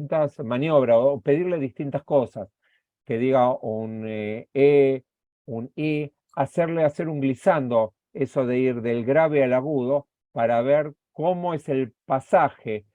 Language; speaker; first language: Spanish; native; Spanish